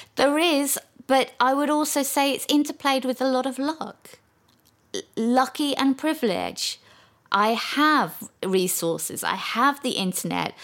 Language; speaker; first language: English; native; English